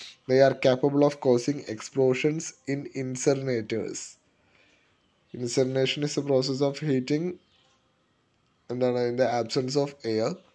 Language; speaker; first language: English; non-native, local second language; Malayalam